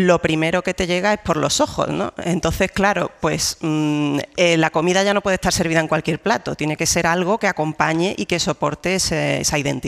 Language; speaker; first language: Spanish; native; Spanish